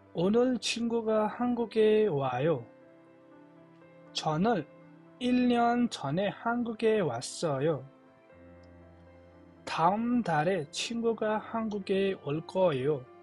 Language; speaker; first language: Korean; non-native, fluent; Nepali